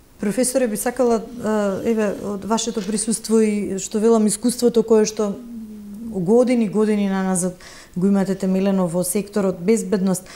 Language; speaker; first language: Macedonian; native; Macedonian